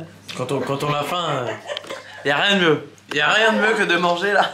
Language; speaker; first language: French; native; French